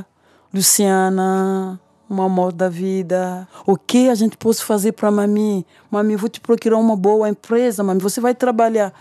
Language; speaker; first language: Portuguese; non-native, local second language; French